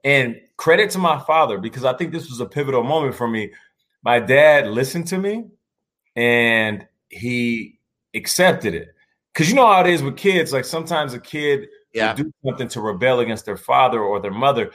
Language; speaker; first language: English; native; English